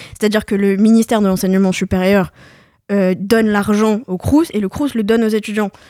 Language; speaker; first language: French; native; French